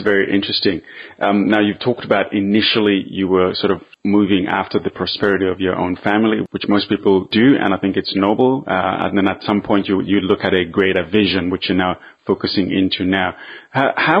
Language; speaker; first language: English; non-native, local second language; Bemba